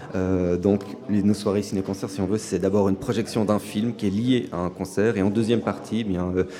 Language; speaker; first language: French; non-native, local second language; Rundi